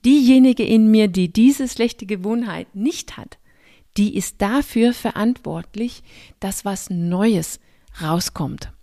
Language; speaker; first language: German; non-native, fluent; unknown